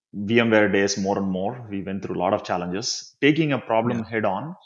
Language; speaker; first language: English; non-native, local second language; Tamil